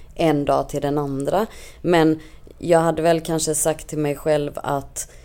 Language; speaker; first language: Swedish; native; Swedish